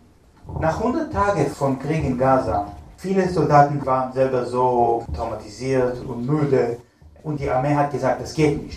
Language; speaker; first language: German; non-native, fluent; Hebrew